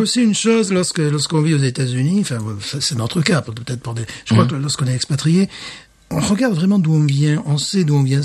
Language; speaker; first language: French; native; French